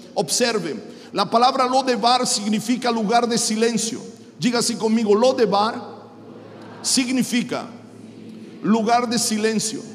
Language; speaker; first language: Portuguese; non-native, fluent; Spanish